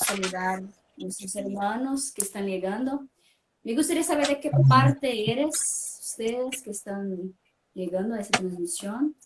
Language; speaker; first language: Spanish; non-native, fluent; Portuguese